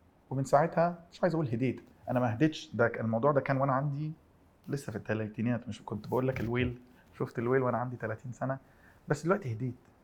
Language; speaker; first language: Arabic; early bilingual, heritage; Arabic